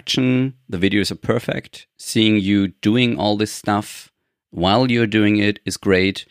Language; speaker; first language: English; non-native, fluent; German